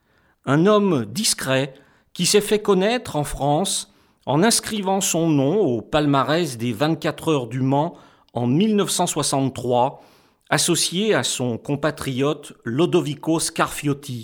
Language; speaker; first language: French; native; French